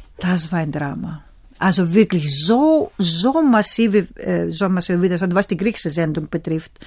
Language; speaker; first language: German; non-native, fluent; Greek